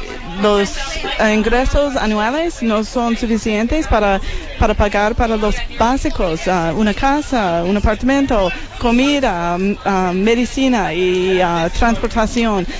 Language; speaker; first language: Spanish; non-native, learner; English